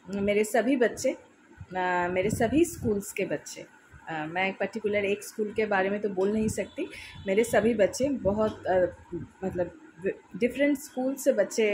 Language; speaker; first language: Hindi; non-native, local second language; Bangla